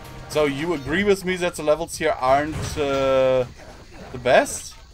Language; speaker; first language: English; non-native, fluent; German